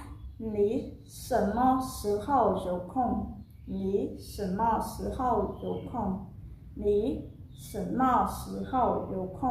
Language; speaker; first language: Chinese; non-native, fluent; Khmer